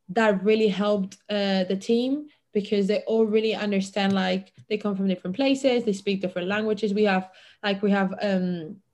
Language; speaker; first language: English; non-native, fluent; Catalan